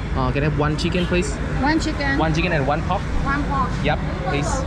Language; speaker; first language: English; non-native, learner; Thai